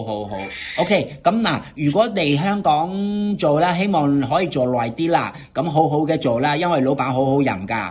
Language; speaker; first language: Cantonese; native; Cantonese